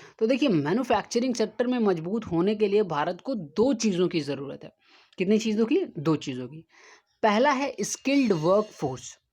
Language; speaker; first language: Hindi; native; Hindi